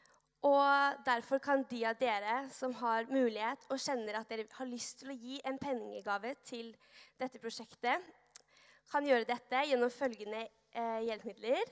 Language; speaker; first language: Norwegian; native; Norwegian